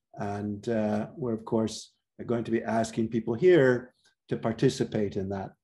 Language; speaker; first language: English; native; English